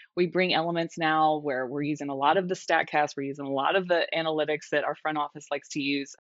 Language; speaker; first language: English; native; English